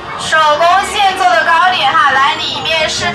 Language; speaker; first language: Chinese; native; Chinese